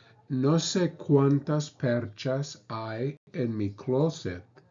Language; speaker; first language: Spanish; non-native, fluent; English